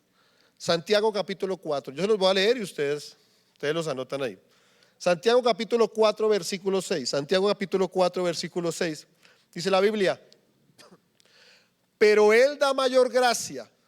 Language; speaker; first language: Spanish; native; Spanish